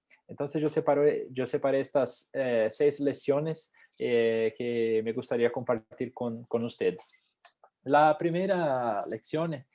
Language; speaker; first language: Spanish; non-native, fluent; Portuguese